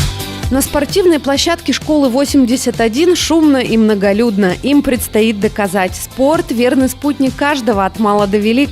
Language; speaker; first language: Russian; native; Russian